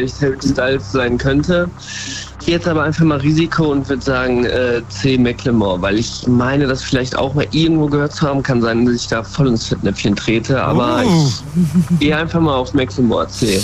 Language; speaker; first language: German; native; German